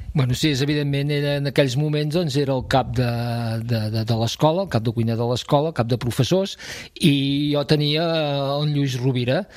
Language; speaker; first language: Catalan; native; Catalan